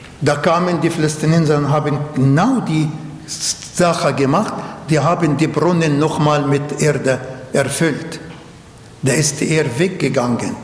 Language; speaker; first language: German; non-native, learner; Arabic